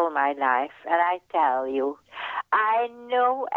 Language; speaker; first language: English; non-native, fluent; Dutch